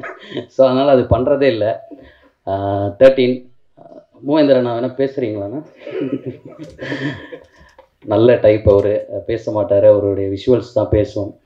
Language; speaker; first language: Tamil; native; Tamil